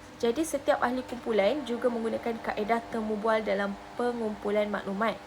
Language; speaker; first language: Malay; native; Malay